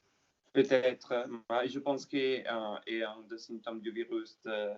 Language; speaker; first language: French; non-native, learner; Italian